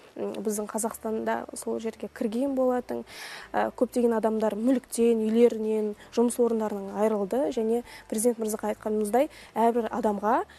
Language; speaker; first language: Kazakh; non-native, local second language; Russian